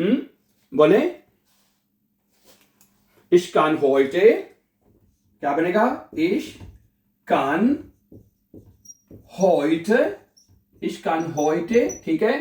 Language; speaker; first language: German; non-native, fluent; Urdu